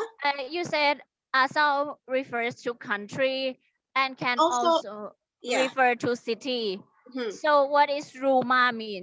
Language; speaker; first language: English; non-native, fluent; Thai